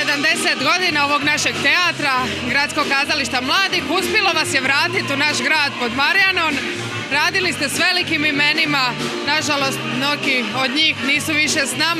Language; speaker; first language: Croatian; native; Croatian